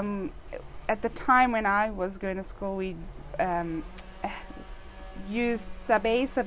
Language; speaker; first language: English; native; English